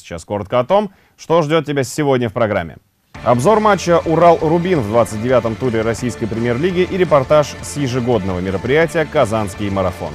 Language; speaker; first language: Russian; native; Russian